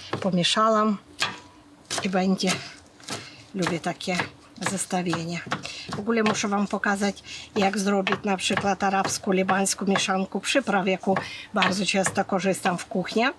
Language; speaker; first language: Polish; non-native, fluent; Ukrainian